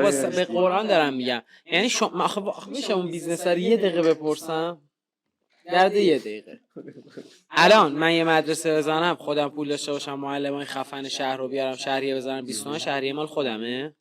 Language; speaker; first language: Persian; native; Persian